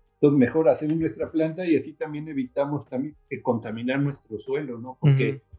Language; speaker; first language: Spanish; native; Spanish